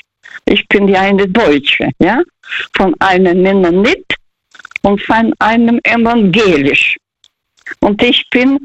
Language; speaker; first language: German; early bilingual, other home language; Russian